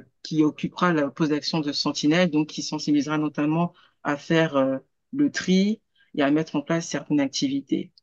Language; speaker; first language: French; native; French